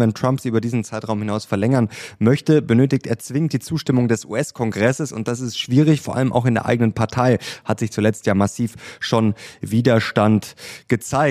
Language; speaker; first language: German; native; German